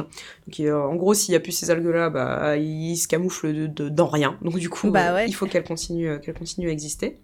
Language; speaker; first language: French; native; French